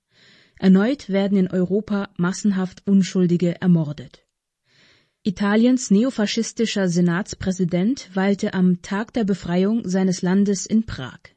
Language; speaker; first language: German; native; German